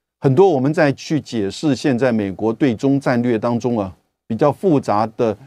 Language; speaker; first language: Chinese; native; Chinese